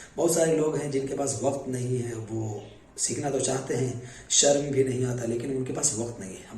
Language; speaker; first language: Hindi; native; Hindi